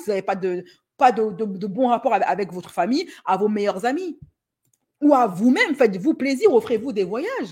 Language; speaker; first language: French; native; French